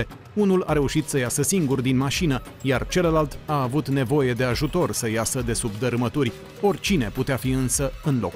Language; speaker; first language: Romanian; native; Romanian